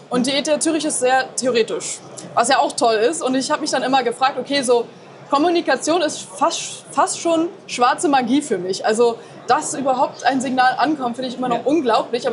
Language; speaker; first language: German; native; German